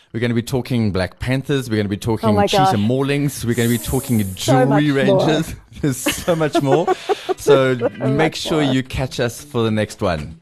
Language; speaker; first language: English; native; English